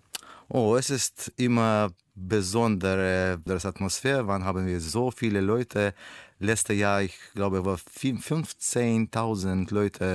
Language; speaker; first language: German; non-native, learner; Russian